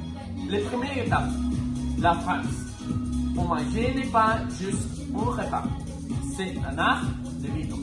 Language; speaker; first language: French; non-native, learner; Spanish